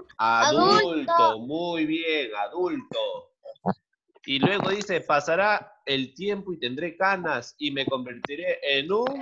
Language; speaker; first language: Spanish; native; Spanish